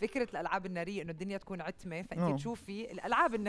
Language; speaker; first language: Arabic; native; Arabic